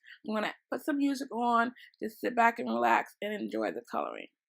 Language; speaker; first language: English; native; English